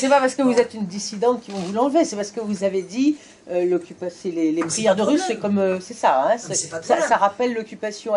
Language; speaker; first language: French; native; French